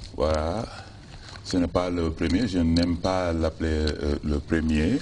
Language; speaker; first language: French; non-native, fluent; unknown